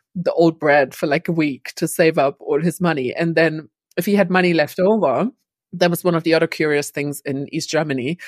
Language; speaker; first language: English; non-native, fluent; German